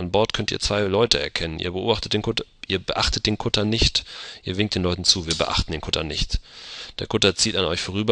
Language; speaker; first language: German; native; German